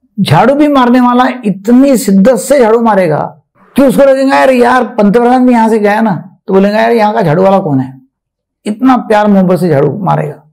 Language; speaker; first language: Hindi; non-native, local second language; Marathi